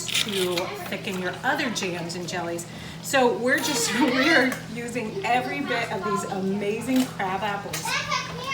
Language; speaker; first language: English; native; English